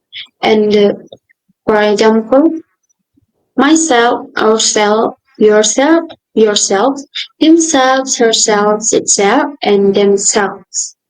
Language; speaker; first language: English; non-native, local second language; Indonesian